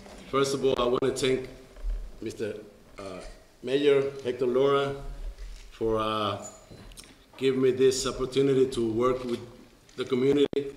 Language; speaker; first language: English; non-native, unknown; Spanish